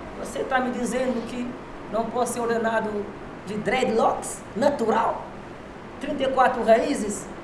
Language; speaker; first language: Portuguese; non-native, local second language; Kabuverdianu